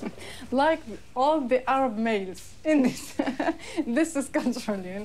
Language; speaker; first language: English; non-native, fluent; Arabic